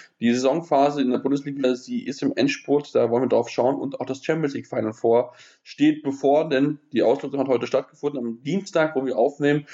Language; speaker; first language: German; native; German